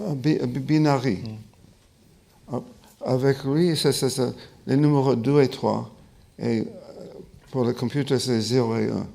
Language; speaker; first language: French; non-native, fluent; English